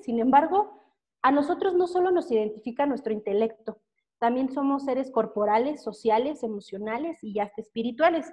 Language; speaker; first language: Spanish; native; Spanish